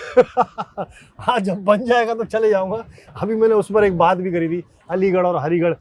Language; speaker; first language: Hindi; native; Hindi